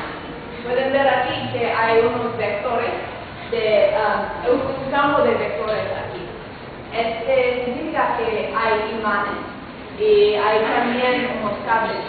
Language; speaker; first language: Spanish; non-native, fluent; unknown